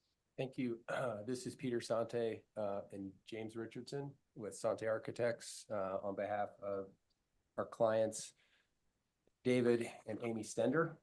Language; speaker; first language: English; native; English